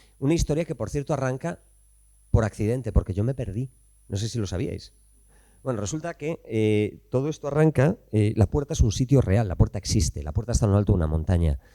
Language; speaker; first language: Spanish; native; Spanish